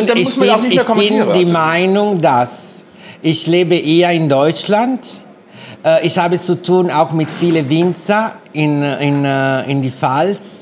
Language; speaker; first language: German; non-native, fluent; Italian